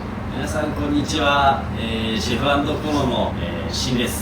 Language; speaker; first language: Japanese; native; Japanese